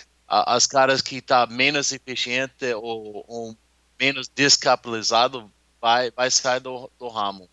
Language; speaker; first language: Portuguese; non-native, learner; English